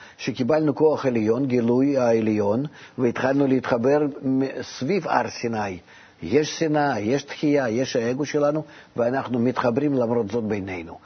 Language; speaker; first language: Hebrew; non-native, fluent; Russian